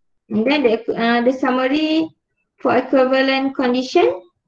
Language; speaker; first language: English; non-native, local second language; Malay